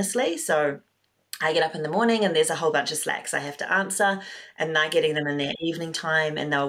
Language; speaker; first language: English; native; English